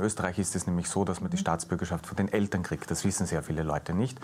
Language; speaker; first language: German; native; German